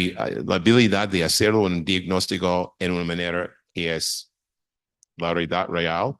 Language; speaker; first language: Spanish; non-native, fluent; English